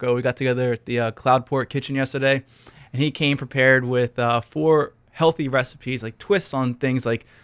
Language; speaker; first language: English; native; English